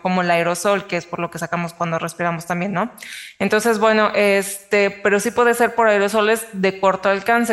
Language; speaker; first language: Spanish; native; Spanish